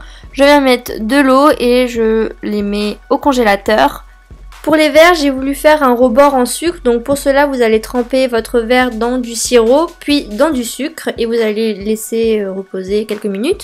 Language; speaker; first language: French; native; French